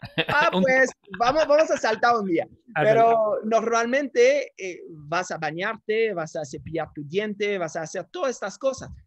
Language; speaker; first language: Spanish; non-native, fluent; English